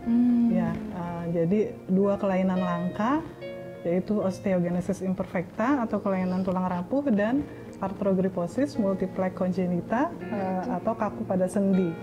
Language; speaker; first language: Indonesian; native; Indonesian